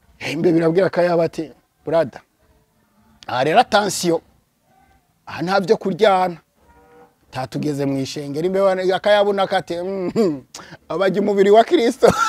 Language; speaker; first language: Rundi; early bilingual, heritage; Rundi